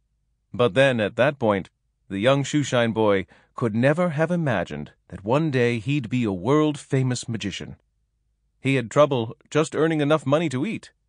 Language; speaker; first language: English; native; English